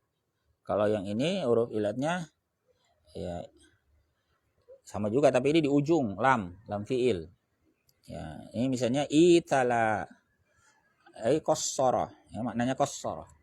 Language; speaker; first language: Indonesian; native; Indonesian